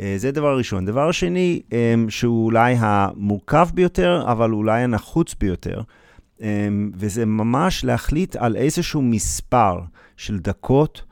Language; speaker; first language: Hebrew; non-native, fluent; English